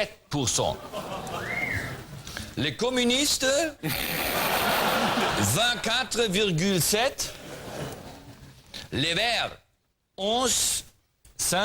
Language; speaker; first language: French; non-native, learner; German